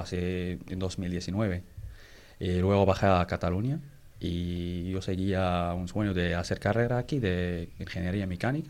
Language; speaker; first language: Spanish; non-native, learner; Arabic